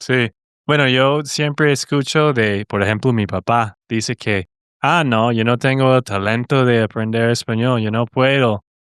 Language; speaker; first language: Spanish; non-native, fluent; English